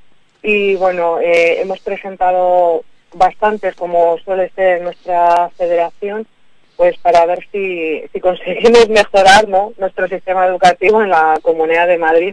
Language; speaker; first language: Spanish; native; Spanish